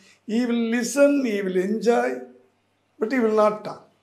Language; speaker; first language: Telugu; non-native, learner; Tamil